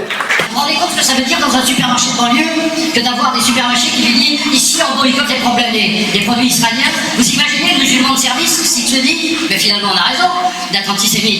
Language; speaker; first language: French; native; French